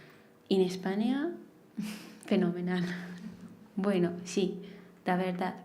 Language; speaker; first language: Spanish; non-native, learner; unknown